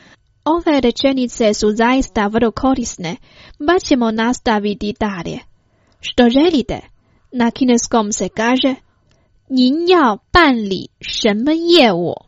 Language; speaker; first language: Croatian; non-native, fluent; Chinese